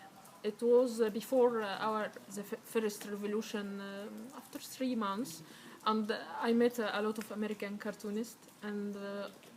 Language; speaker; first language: English; non-native, learner; Arabic